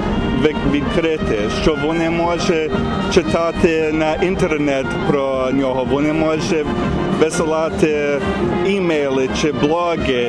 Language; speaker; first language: Ukrainian; early bilingual, heritage; Ukrainian